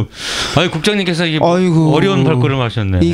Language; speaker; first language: Korean; native; Korean